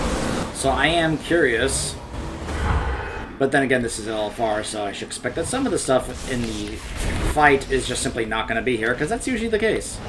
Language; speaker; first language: English; native; English